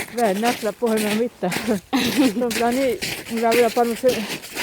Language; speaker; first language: Finnish; native; Finnish